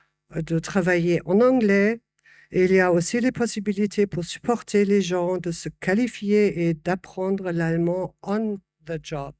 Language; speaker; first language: French; non-native, fluent; German